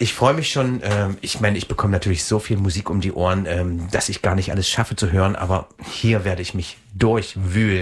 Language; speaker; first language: German; native; German